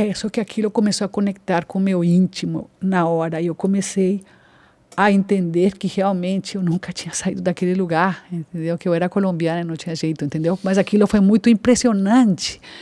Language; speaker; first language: Portuguese; non-native, fluent; Spanish